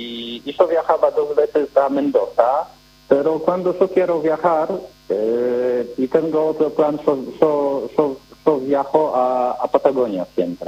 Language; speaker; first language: Spanish; non-native, learner; Polish